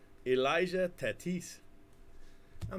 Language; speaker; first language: English; native; English